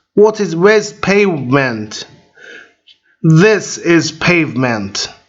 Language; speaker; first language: English; non-native, fluent; Persian